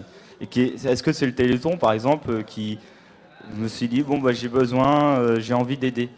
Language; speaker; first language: French; native; French